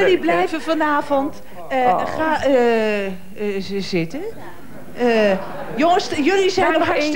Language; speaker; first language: Dutch; native; Dutch